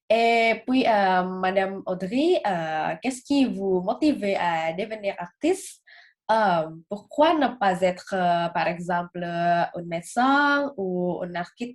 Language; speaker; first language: French; non-native, learner; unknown